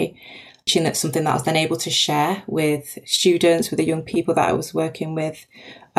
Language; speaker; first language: English; native; English